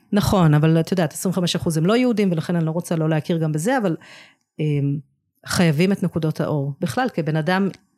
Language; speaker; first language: Hebrew; early bilingual, other home language; English